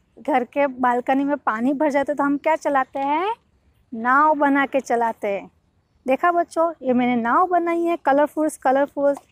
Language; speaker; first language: Hindi; non-native, local second language; Gujarati